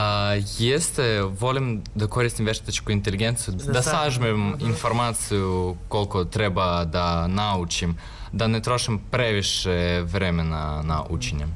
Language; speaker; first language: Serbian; early bilingual, other home language; Russian